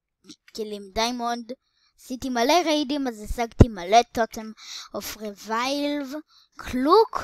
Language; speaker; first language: Hebrew; native; Hebrew